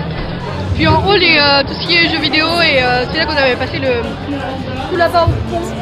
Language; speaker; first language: French; native; French